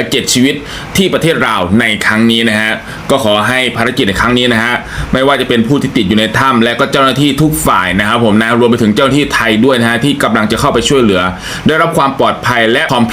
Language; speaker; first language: Thai; native; Thai